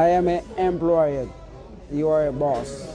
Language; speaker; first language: English; non-native, learner; Haitian Creole